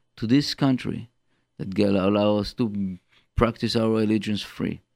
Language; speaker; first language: English; non-native, fluent; Hebrew